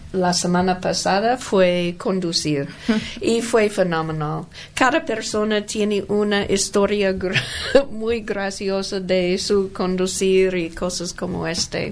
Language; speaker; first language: Spanish; non-native, learner; English